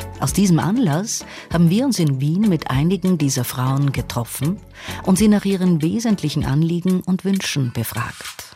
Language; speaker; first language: German; native; German